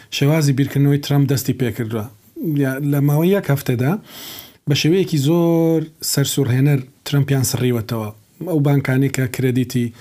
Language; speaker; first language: Central Kurdish; native; Central Kurdish